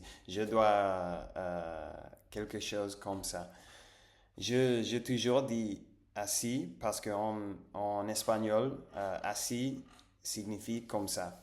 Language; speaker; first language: French; non-native, fluent; Spanish